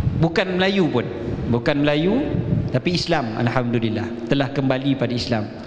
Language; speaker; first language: Malay; native; Malay